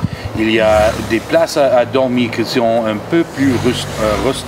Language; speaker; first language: French; non-native, learner; English